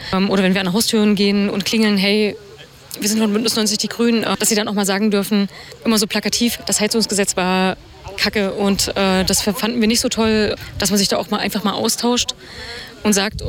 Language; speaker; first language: German; native; German